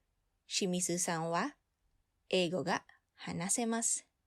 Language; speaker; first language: Japanese; non-native, fluent; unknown